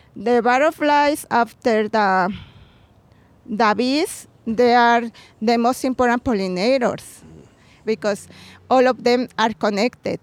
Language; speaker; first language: English; non-native, fluent; Spanish